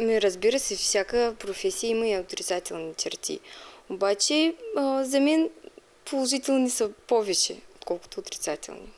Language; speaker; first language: Bulgarian; non-native, fluent; Russian